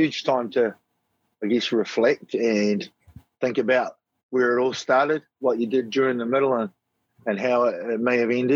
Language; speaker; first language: English; native; English